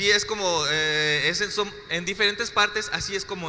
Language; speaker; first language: Spanish; native; Spanish